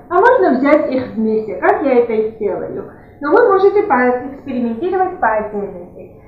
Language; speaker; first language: Russian; non-native, local second language; Georgian